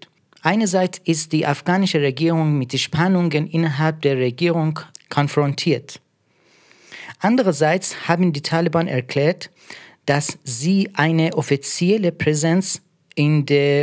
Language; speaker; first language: German; non-native, fluent; Persian